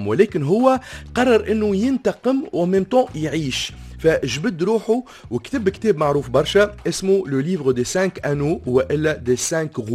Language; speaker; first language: Arabic; native; Arabic